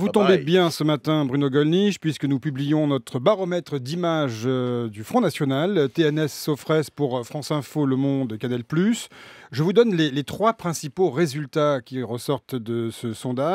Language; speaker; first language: French; native; French